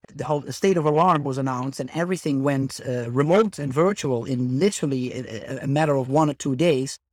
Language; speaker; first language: English; non-native, fluent; Dutch